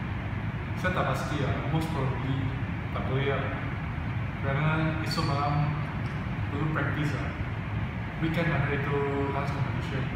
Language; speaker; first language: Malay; non-native, local second language; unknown